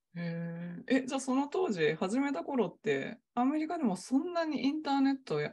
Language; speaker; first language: Japanese; native; Japanese